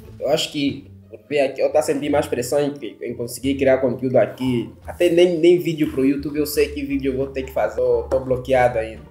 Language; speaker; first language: Portuguese; native; Portuguese